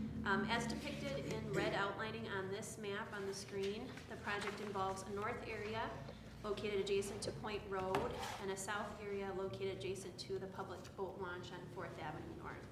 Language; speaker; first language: English; native; English